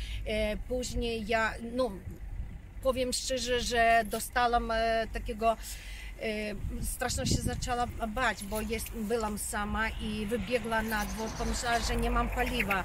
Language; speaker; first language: Polish; non-native, learner; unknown